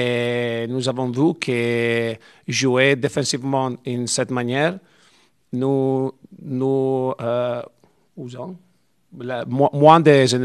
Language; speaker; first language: French; non-native, learner; Italian